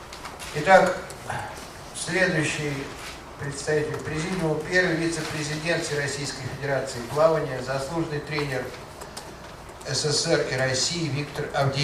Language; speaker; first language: Russian; native; Russian